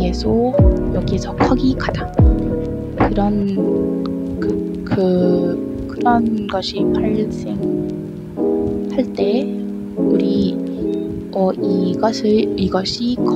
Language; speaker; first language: Korean; non-native, learner; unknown